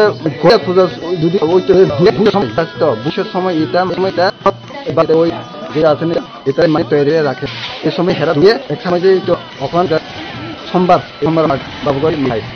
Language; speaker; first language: Bangla; non-native, local second language; Kok Borok